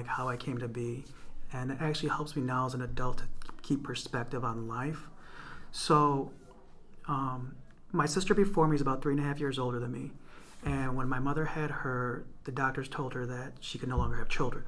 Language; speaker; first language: English; native; English